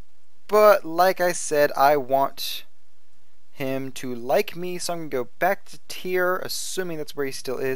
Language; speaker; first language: English; native; English